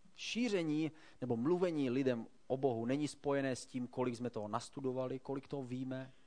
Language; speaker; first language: Czech; native; Czech